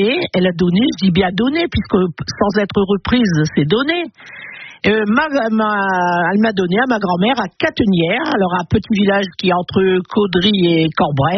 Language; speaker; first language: French; native; French